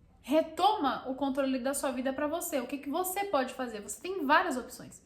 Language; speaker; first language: Portuguese; native; Portuguese